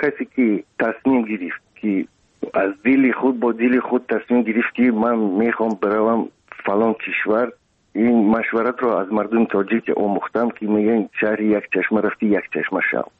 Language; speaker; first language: Persian; non-native, local second language; Russian